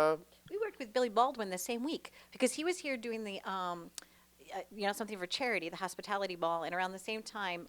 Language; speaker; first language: English; native; English